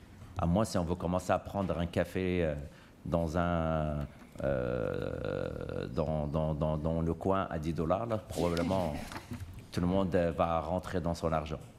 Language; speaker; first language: French; native; French